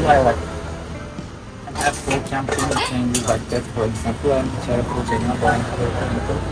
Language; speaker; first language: English; non-native, learner; Turkish